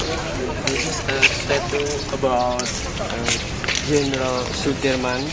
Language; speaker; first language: English; non-native, learner; Indonesian